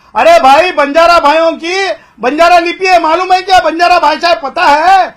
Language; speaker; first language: Hindi; non-native, local second language; Marathi